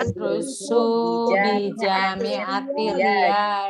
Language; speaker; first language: Arabic; non-native, learner; Indonesian